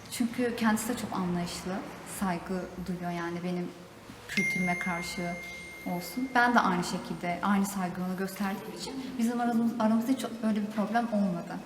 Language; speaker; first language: Turkish; native; Turkish